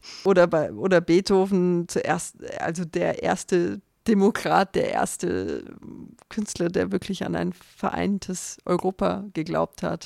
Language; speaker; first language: German; native; German